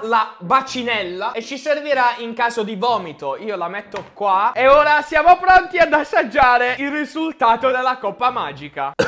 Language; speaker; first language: Italian; native; Italian